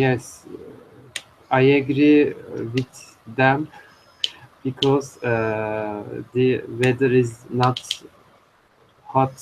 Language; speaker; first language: English; non-native, learner; Turkish